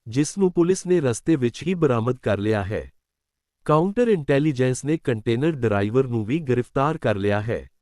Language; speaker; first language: Hindi; non-native, local second language; Punjabi